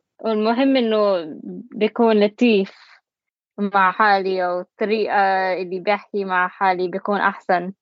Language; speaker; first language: Arabic; non-native, learner; English